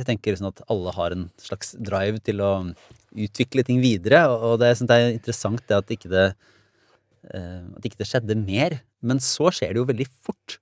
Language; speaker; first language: Norwegian; native; Norwegian